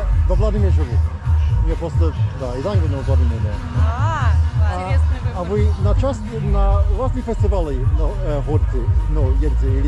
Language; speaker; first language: Russian; non-native, learner; English